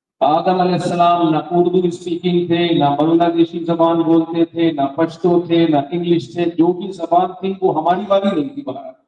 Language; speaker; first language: Urdu; native; Urdu